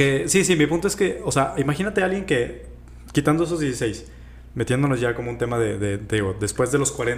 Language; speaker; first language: Spanish; native; Spanish